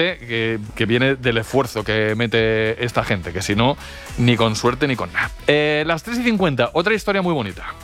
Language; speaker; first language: Spanish; native; Spanish